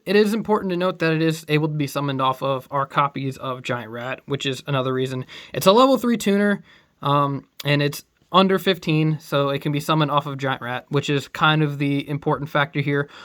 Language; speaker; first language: English; native; English